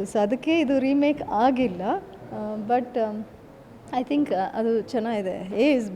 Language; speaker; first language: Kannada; early bilingual, heritage; English